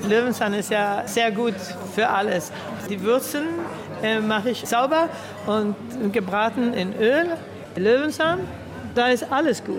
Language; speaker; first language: German; early bilingual, heritage; Swedish